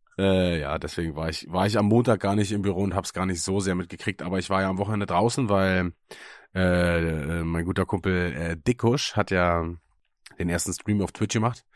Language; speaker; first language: German; native; German